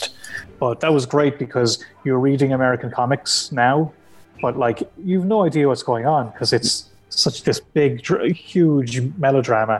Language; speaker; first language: English; native; English